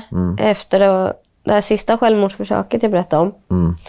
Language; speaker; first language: Swedish; native; Swedish